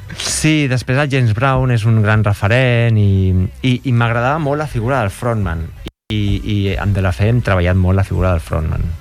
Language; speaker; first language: Catalan; native; Catalan